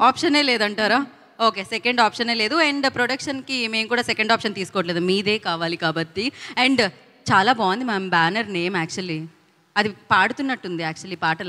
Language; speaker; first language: Telugu; native; Telugu